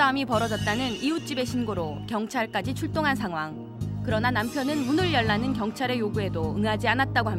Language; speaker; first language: Korean; native; Korean